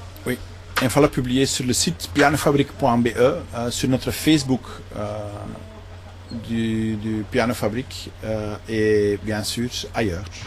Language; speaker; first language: French; non-native, local second language; Dutch